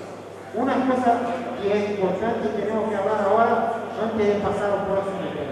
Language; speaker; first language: Spanish; non-native, fluent; Portuguese